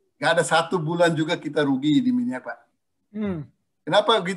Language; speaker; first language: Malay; non-native, fluent; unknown